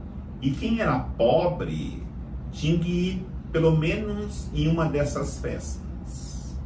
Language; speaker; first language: Portuguese; native; Portuguese